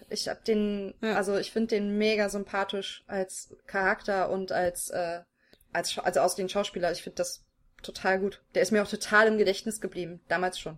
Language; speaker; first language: German; native; German